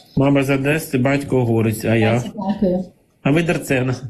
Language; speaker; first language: Ukrainian; non-native, local second language; Russian